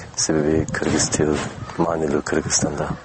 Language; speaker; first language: Kyrgyz; non-native, learner; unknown